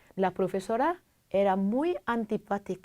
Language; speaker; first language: Spanish; non-native, fluent; Korean